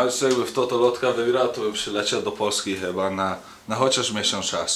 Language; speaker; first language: Polish; early bilingual, heritage; Polish